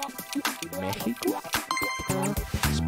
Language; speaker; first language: Spanish; native; Spanish